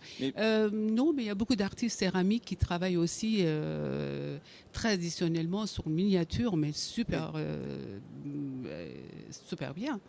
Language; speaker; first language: French; non-native, fluent; Persian